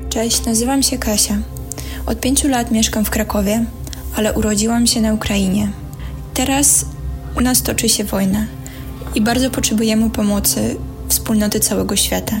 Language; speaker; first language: Polish; non-native, fluent; Ukrainian